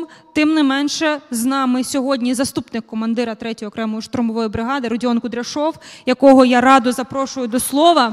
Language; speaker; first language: Ukrainian; native; Ukrainian